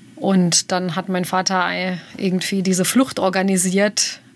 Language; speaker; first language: German; early bilingual, other home language; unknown